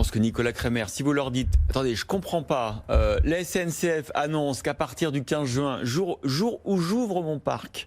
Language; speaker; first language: French; native; French